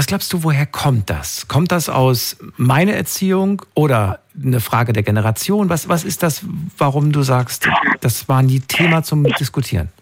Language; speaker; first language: German; native; German